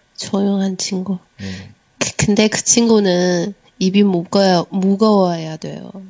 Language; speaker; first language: Korean; non-native, learner; Chinese